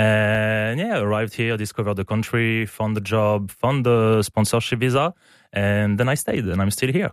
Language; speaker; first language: English; non-native, fluent; French